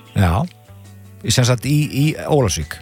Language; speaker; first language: Icelandic; native; Icelandic